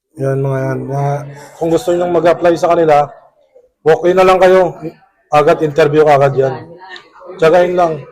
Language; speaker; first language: Filipino; native; Filipino